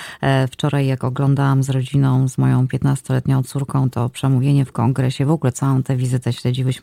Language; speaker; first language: Polish; native; Polish